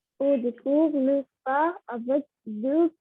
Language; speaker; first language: French; non-native, learner; Arabic